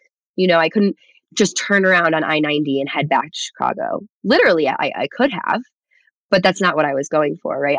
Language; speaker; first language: English; native; English